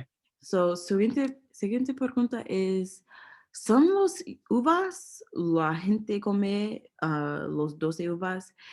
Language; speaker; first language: Spanish; non-native, learner; English